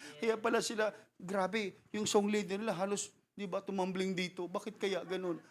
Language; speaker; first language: Filipino; non-native, local second language; Cebuano